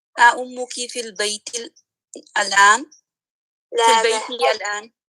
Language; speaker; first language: Arabic; non-native, learner; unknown